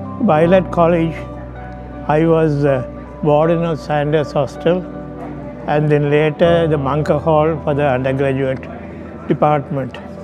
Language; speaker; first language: English; non-native, local second language; Tamil